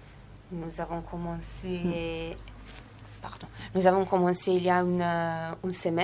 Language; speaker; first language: French; non-native, fluent; Italian